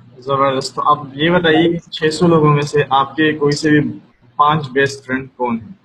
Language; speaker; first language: Urdu; native; Urdu